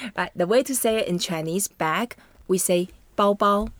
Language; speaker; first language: English; non-native, fluent; Chinese